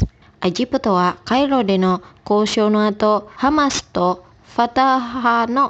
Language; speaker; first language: Japanese; non-native, fluent; Indonesian